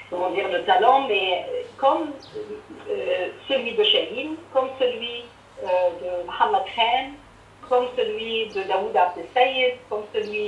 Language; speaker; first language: French; non-native, fluent; Arabic